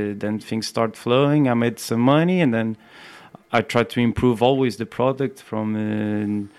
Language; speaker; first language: English; non-native, fluent; Portuguese